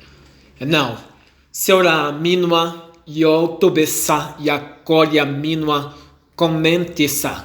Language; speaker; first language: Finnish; non-native, learner; Portuguese